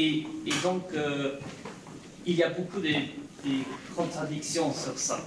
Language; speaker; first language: French; non-native, fluent; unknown